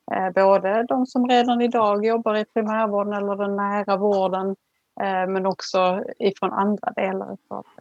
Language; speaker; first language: Swedish; native; Swedish